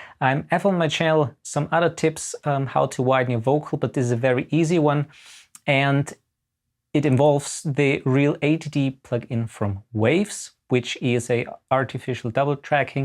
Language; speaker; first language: English; non-native, fluent; German